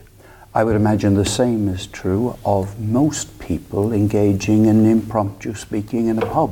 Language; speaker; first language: English; native; English